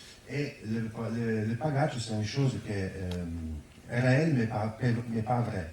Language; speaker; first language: French; non-native, fluent; Italian